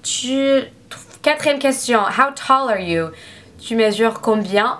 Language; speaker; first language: French; non-native, learner; English